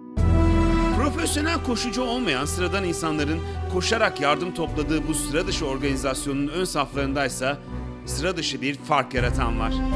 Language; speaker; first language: Turkish; native; Turkish